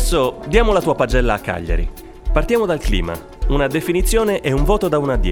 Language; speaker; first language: Italian; native; Italian